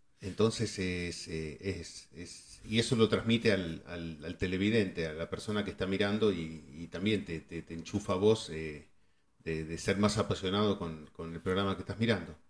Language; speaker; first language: Spanish; native; Spanish